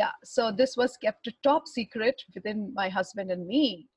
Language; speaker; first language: English; non-native, local second language; Hindi